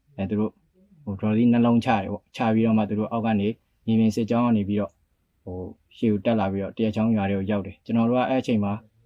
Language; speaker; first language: Burmese; native; Burmese